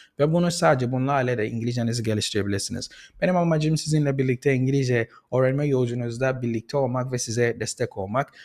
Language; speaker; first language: Turkish; non-native, fluent; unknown